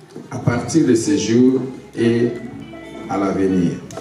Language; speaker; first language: French; non-native, local second language; Lingala